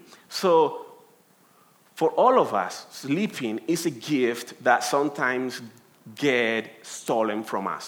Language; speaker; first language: English; non-native, fluent; Spanish